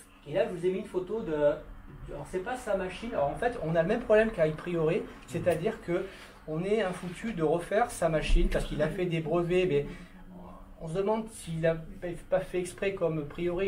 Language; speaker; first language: French; native; French